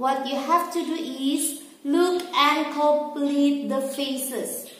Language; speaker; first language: English; non-native, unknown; Indonesian